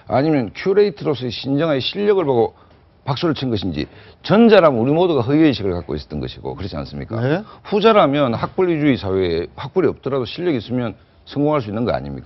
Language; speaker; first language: Korean; native; Korean